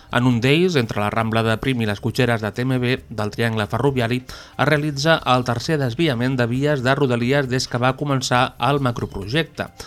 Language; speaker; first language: Catalan; native; Catalan